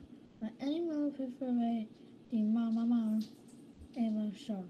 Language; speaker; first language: French; non-native, learner; English